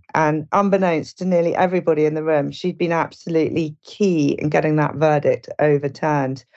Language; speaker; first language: English; native; English